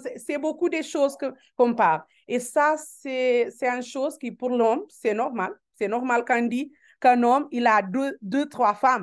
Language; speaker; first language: French; non-native, learner; Portuguese